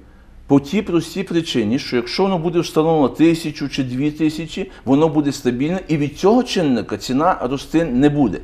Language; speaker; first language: Ukrainian; native; Ukrainian